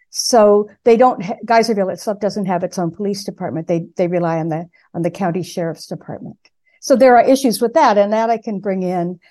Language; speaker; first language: English; native; English